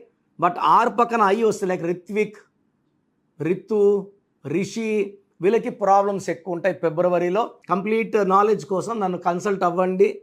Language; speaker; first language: Telugu; native; Telugu